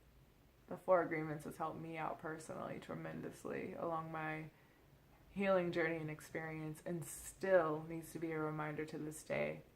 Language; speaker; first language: English; native; English